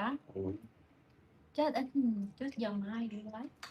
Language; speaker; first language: English; non-native, learner; Vietnamese